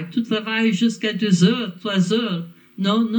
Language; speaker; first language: French; non-native, fluent; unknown